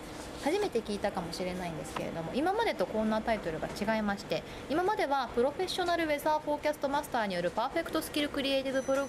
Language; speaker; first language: Japanese; native; Japanese